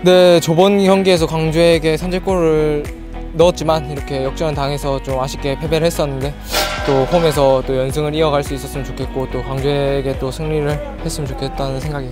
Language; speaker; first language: Korean; native; Korean